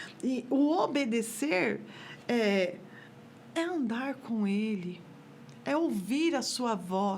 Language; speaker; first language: Portuguese; native; Portuguese